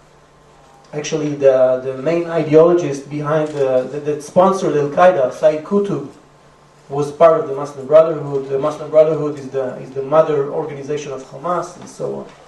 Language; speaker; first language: English; non-native, fluent; Hebrew